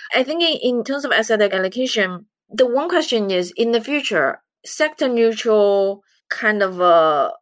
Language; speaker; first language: English; non-native, fluent; Chinese